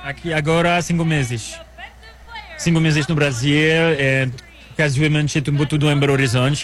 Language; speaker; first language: Portuguese; non-native, learner; French